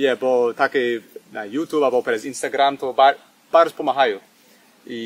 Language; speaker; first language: Ukrainian; early bilingual, heritage; English